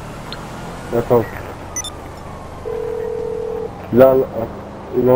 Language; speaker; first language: French; native; French